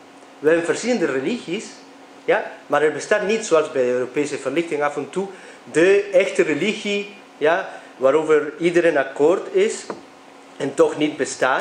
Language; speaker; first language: Dutch; non-native, fluent; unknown